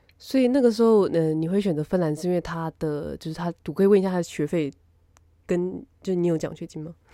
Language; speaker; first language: Chinese; native; Chinese